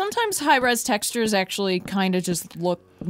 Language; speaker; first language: English; native; English